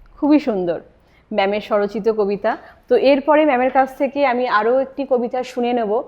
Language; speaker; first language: Bangla; native; Bangla